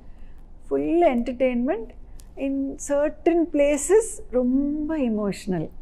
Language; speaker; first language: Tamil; non-native, local second language; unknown